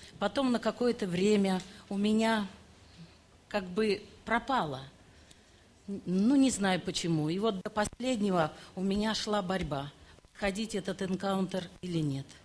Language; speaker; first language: Russian; native; Russian